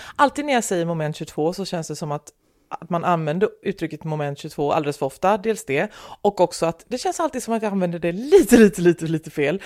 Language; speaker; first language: Swedish; native; Swedish